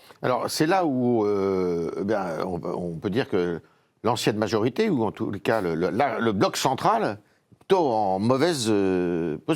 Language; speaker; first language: French; native; French